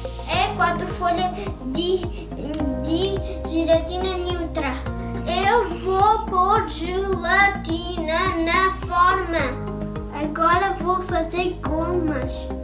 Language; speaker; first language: Portuguese; early bilingual, other home language; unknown